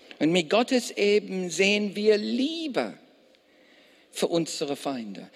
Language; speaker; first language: German; non-native, fluent; English